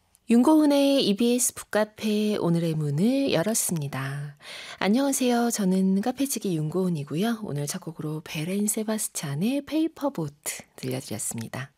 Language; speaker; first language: Korean; native; Korean